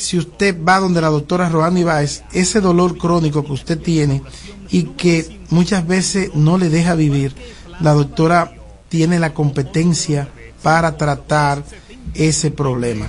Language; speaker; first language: Spanish; native; Spanish